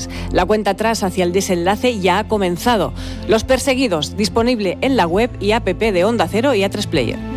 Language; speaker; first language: Spanish; native; Spanish